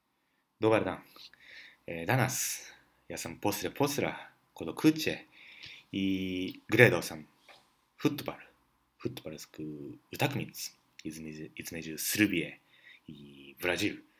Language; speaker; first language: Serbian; non-native, learner; Japanese